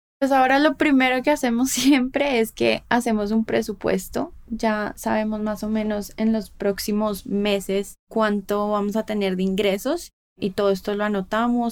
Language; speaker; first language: Spanish; native; Spanish